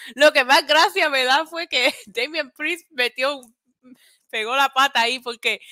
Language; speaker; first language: Spanish; native; Spanish